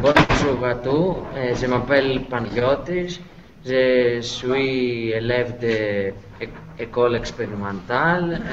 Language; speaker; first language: French; non-native, learner; Greek